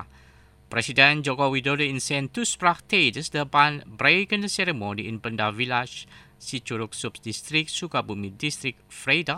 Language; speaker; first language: Dutch; non-native, fluent; Indonesian